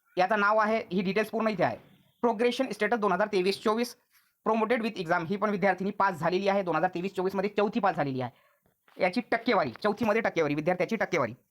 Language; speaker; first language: Marathi; non-native, local second language; Urdu